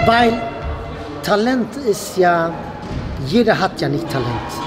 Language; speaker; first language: German; non-native, fluent; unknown